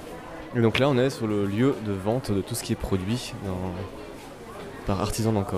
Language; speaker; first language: French; native; French